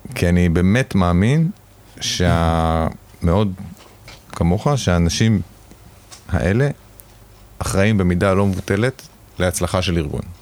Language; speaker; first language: Hebrew; native; Hebrew